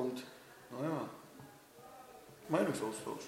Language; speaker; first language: German; non-native, fluent; Turkish